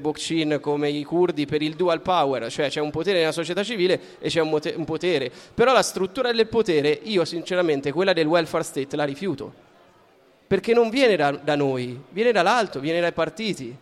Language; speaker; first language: Italian; native; Italian